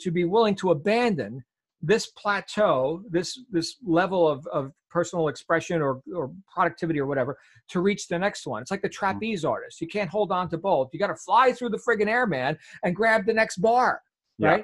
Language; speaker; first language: English; native; English